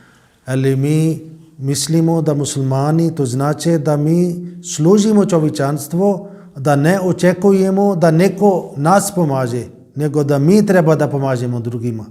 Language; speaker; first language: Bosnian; non-native, learner; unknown